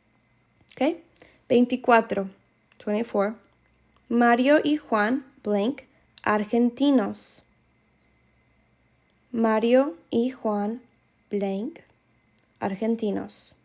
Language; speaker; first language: Spanish; non-native, fluent; English